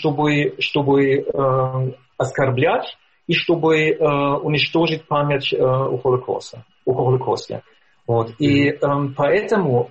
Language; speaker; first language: Russian; non-native, fluent; German